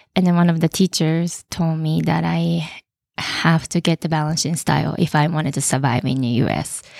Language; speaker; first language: English; non-native, fluent; Japanese